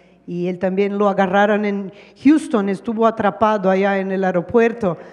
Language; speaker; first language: Spanish; non-native, fluent; Portuguese